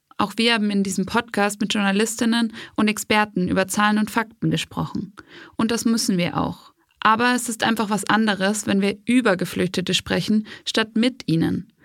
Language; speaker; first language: German; native; German